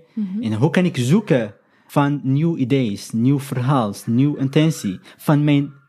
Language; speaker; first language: Dutch; non-native, fluent; Arabic